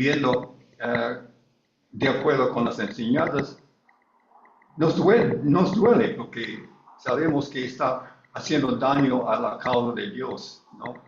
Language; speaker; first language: Spanish; non-native, learner; English